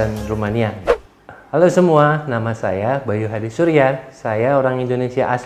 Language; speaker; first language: Indonesian; native; Indonesian